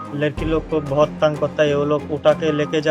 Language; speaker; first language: Hindi; non-native, learner; Bangla